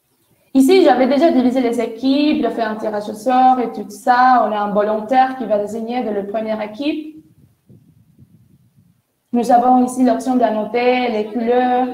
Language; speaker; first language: French; non-native, fluent; Spanish